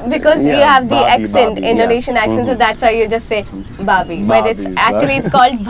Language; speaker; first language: English; non-native, local second language; Hindi